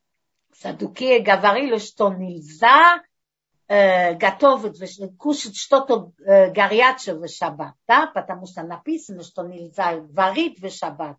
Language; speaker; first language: Russian; non-native, fluent; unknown